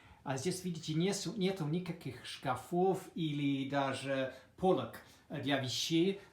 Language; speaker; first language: Russian; non-native, fluent; English